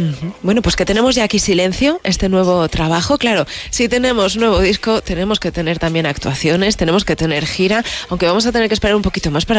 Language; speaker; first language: Spanish; native; Spanish